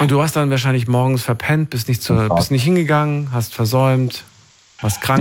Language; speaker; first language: German; native; German